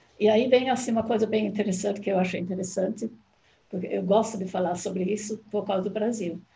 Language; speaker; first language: Portuguese; non-native, fluent; German